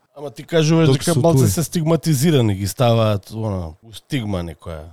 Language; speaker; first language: Macedonian; native; Macedonian